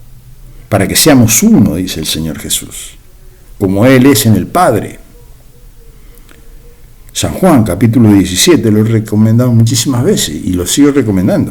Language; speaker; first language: Spanish; native; Spanish